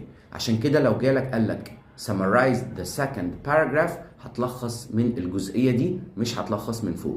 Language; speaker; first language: Arabic; native; Arabic